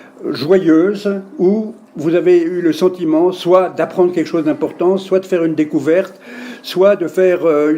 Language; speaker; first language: French; native; French